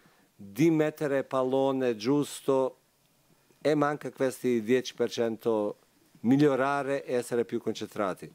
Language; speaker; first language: Italian; non-native, fluent; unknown